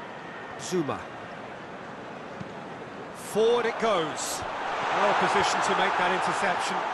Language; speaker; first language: English; native; English